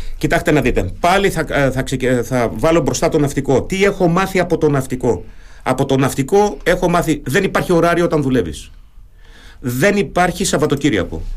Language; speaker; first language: Greek; early bilingual, heritage; German